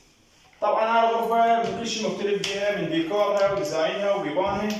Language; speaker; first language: Arabic; native; Arabic